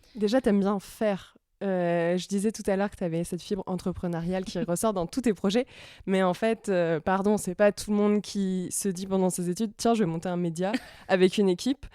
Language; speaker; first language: French; native; French